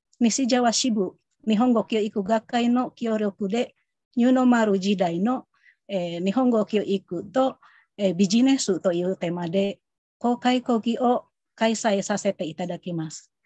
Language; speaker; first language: Japanese; non-native, fluent; Indonesian